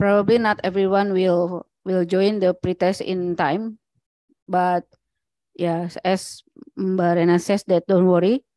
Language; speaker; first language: English; non-native, learner; Indonesian